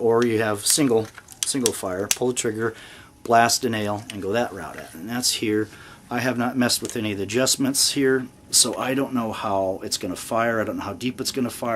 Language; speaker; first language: English; native; English